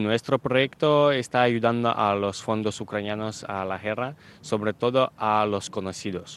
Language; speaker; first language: Spanish; non-native, fluent; Ukrainian